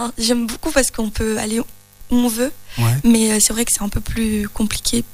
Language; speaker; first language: French; native; French